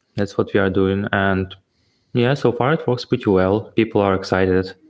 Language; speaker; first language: English; non-native, fluent; Ukrainian